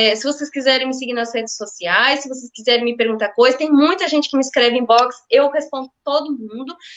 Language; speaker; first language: Portuguese; native; Portuguese